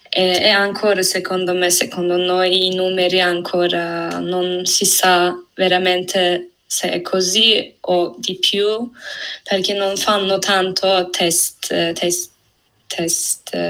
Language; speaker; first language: Italian; non-native, fluent; Turkish